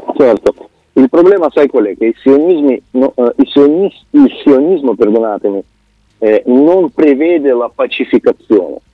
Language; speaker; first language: Italian; non-native, fluent; Russian